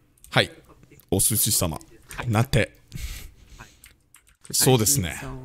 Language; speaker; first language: Japanese; non-native, learner; English